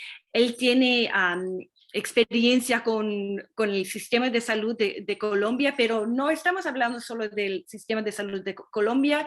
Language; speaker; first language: Spanish; non-native, fluent; English